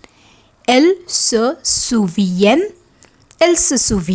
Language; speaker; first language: French; non-native, fluent; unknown